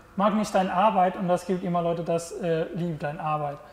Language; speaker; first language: German; non-native, learner; Portuguese